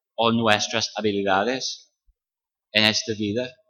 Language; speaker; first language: Spanish; non-native, fluent; English